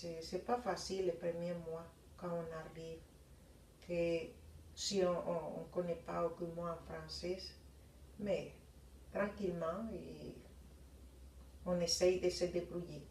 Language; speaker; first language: French; non-native, fluent; Spanish